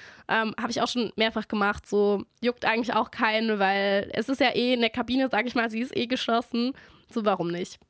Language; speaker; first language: German; native; German